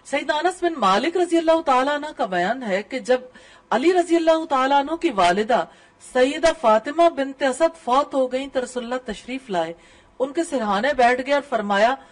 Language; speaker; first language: Urdu; native; Urdu